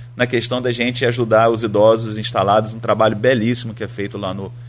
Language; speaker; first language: Portuguese; native; Portuguese